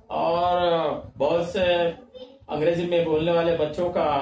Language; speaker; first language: Hindi; non-native, local second language; Marathi